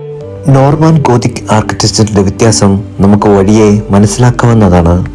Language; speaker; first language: Malayalam; native; Malayalam